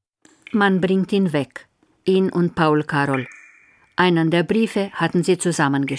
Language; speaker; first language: German; native; German